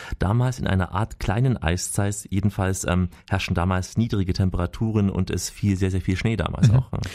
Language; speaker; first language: German; native; German